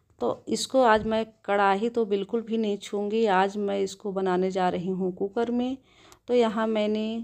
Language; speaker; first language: Hindi; native; Hindi